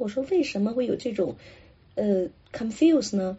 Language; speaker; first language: Chinese; non-native, local second language; Cantonese